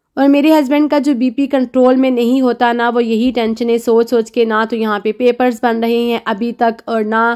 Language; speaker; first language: Urdu; native; Urdu